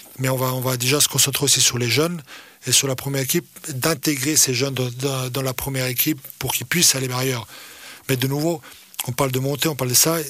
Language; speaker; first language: French; early bilingual, other home language; Croatian